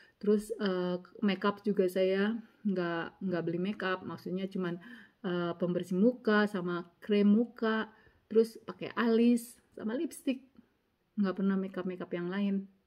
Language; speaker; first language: Indonesian; native; Indonesian